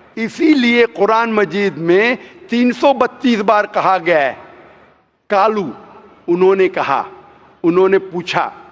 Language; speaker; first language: Hindi; non-native, local second language; Konkani